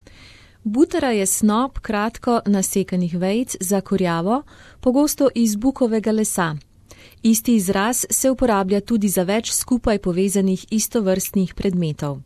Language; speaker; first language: Slovenian; native; Slovenian